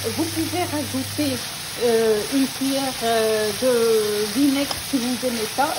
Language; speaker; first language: French; non-native, local second language; Arabic